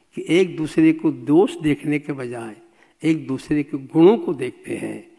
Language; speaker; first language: Hindi; native; Hindi